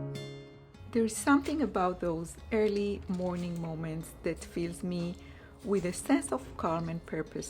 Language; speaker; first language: English; non-native, fluent; Hebrew